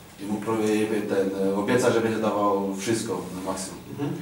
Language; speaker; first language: Polish; non-native, learner; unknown